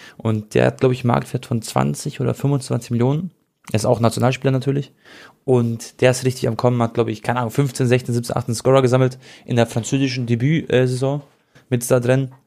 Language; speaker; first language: German; early bilingual, other home language; Croatian